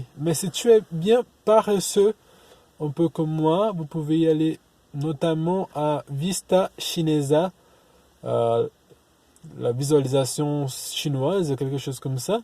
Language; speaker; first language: French; non-native, learner; Portuguese